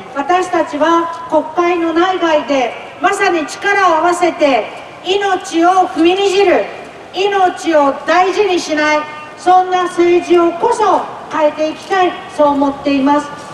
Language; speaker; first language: Japanese; native; Japanese